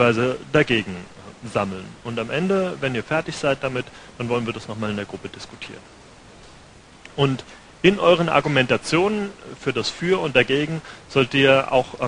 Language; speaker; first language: German; native; German